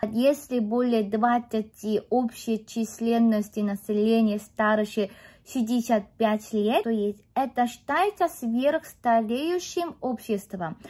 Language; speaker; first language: Russian; non-native, fluent; Korean